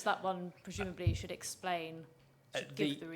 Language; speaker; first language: English; native; English